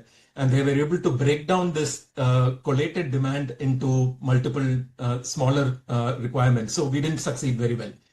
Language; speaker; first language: English; non-native, local second language; Tamil